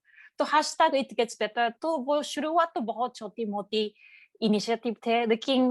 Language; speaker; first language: Hindi; non-native, learner; Japanese